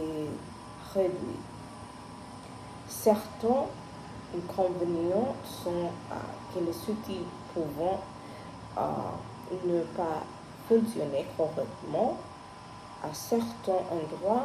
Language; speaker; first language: French; non-native, learner; Spanish